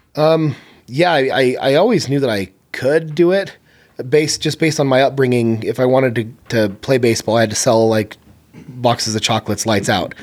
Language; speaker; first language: English; native; English